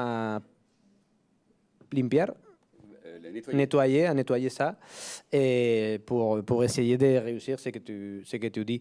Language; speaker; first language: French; non-native, fluent; Spanish